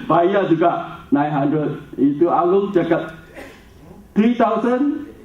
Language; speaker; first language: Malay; non-native, local second language; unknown